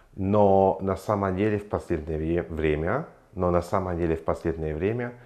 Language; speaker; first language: Russian; non-native, fluent; Spanish